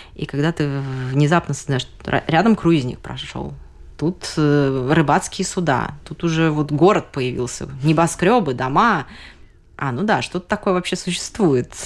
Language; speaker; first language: Russian; native; Russian